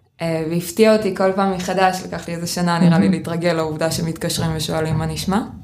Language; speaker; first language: Hebrew; early bilingual, other home language; Russian